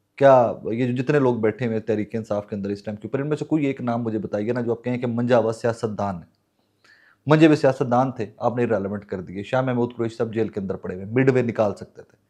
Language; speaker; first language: Urdu; non-native, local second language; Punjabi